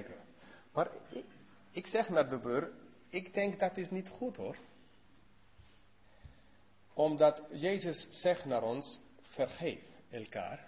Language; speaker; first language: Dutch; non-native, learner; English